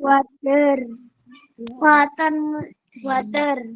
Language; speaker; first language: English; non-native, learner; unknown